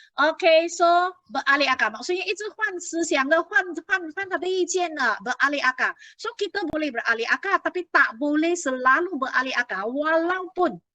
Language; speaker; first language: Malay; non-native, local second language; Chinese